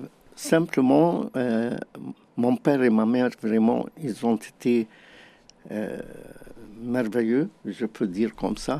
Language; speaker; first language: French; non-native, fluent; Arabic